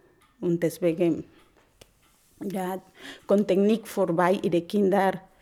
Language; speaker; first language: German; non-native, learner; Spanish